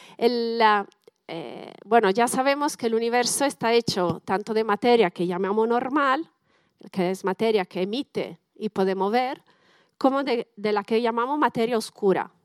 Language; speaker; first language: Spanish; non-native, fluent; Italian